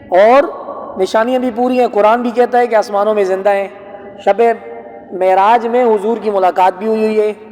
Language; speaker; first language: Urdu; non-native, local second language; Punjabi